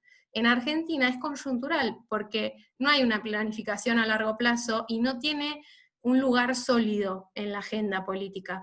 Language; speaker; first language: Spanish; native; Spanish